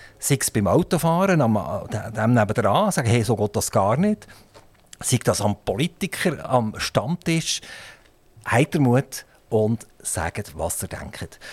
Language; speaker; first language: German; native; German